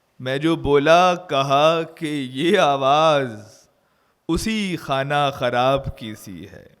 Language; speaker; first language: Urdu; native; Urdu